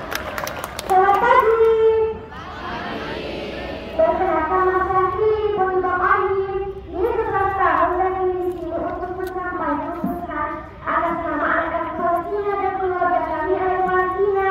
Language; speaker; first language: Indonesian; early bilingual, other home language; Arabic